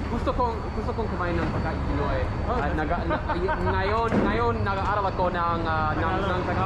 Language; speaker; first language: Filipino; non-native, learner; English